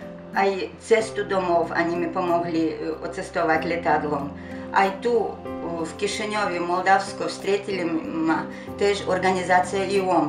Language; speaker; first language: Slovak; non-native, learner; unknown